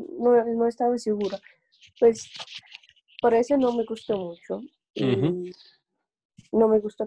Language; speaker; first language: Spanish; non-native, learner; English